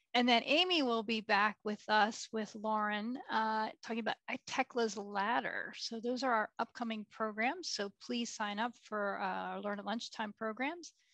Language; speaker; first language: English; native; English